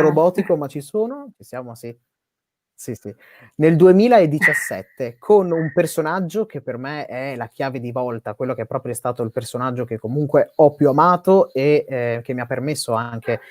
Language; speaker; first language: Italian; native; Italian